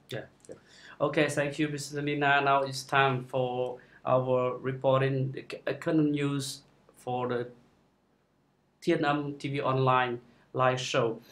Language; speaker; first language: English; non-native, fluent; Khmer